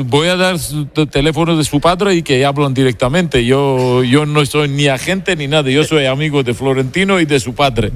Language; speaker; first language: Spanish; non-native, fluent; Georgian